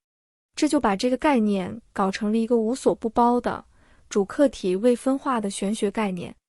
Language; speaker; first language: Chinese; native; Chinese